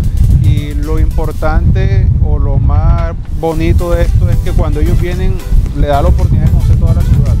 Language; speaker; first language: Spanish; native; Spanish